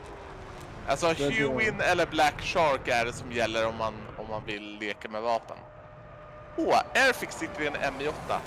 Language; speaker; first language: Swedish; native; Swedish